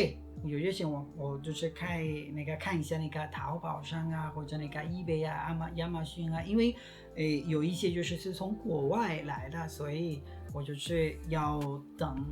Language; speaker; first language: Chinese; non-native, fluent; Spanish